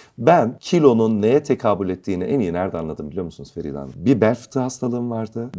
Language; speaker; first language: Turkish; native; Turkish